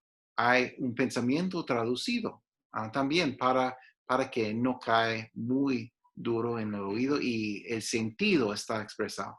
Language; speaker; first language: Spanish; non-native, fluent; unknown